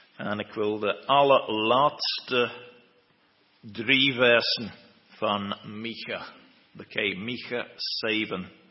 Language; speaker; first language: Dutch; non-native, fluent; English